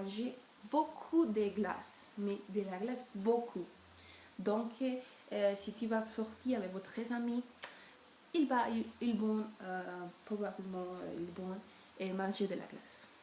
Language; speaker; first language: French; non-native, learner; Spanish